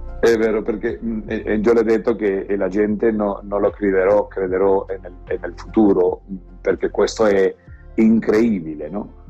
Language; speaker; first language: Italian; non-native, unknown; Romanian